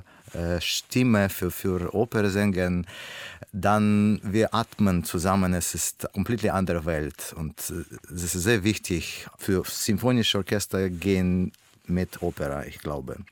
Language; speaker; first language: German; non-native, learner; Russian